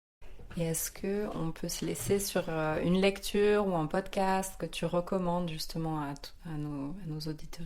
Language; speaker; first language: French; native; French